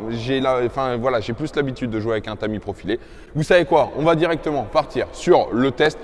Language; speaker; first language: French; native; French